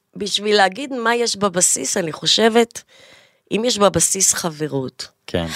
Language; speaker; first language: Hebrew; native; Hebrew